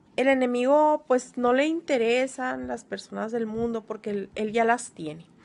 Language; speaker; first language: Spanish; native; Spanish